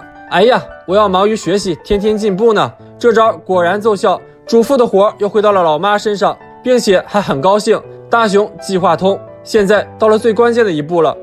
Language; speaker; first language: Chinese; native; Chinese